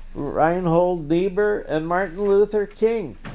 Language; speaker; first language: English; native; English